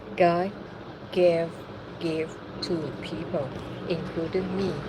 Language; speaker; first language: English; non-native, learner; Thai